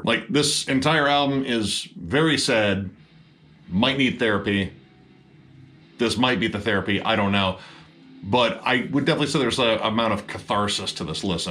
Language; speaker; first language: English; native; English